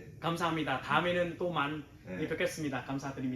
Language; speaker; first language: Korean; non-native, learner; Vietnamese